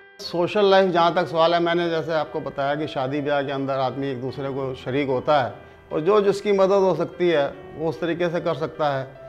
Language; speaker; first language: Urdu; non-native, local second language; Punjabi